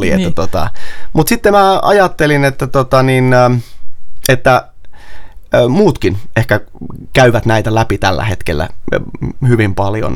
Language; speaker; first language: Finnish; native; Finnish